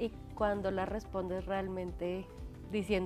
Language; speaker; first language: Spanish; native; Spanish